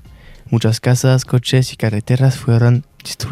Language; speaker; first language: Spanish; non-native, learner; French